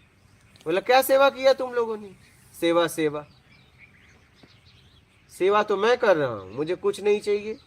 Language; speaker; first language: Hindi; native; Hindi